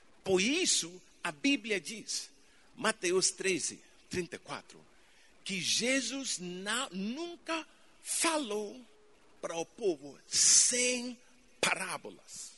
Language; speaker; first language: Portuguese; non-native, fluent; English